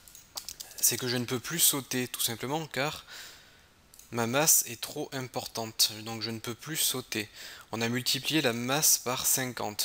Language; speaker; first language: French; native; French